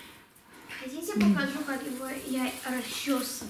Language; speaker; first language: Russian; non-native, local second language; Lithuanian